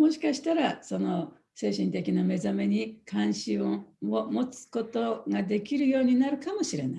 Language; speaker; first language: Japanese; native; Japanese